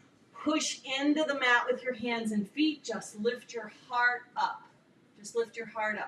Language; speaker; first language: English; native; English